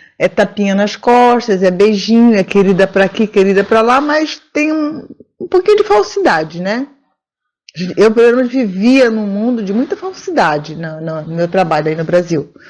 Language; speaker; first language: Portuguese; native; Portuguese